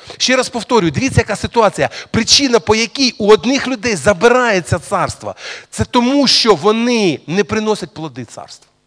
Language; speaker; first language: Ukrainian; non-native, local second language; Russian